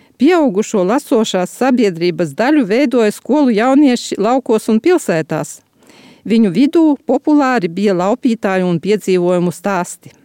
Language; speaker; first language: Latvian; native; Latvian